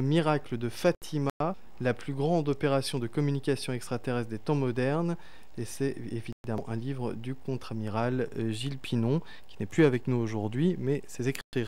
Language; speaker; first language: French; native; French